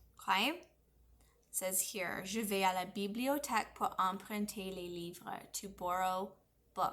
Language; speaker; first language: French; non-native, fluent; English